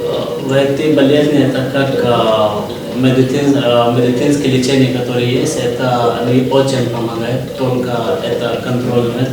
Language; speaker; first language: Russian; non-native, learner; Hindi